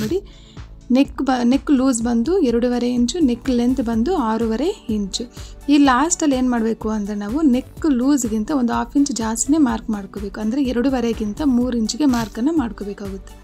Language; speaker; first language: Kannada; native; Kannada